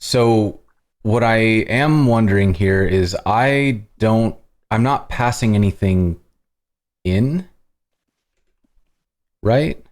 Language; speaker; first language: English; native; English